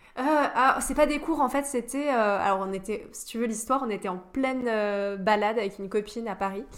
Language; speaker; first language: French; native; French